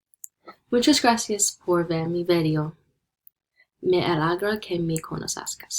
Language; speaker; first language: Spanish; non-native, learner; English